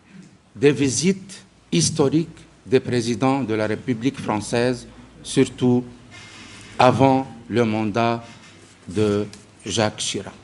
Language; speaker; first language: French; non-native, local second language; Arabic